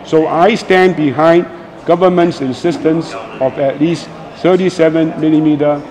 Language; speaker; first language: English; non-native, local second language; Chinese